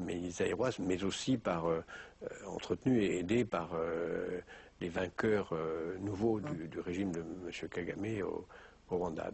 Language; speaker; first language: French; native; French